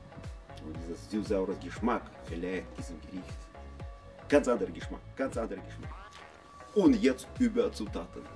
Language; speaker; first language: German; non-native, learner; Russian